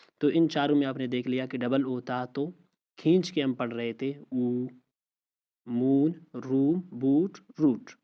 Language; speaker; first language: Urdu; non-native, local second language; Baluchi